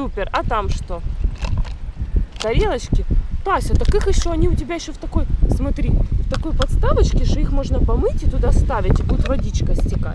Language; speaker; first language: Russian; native; Russian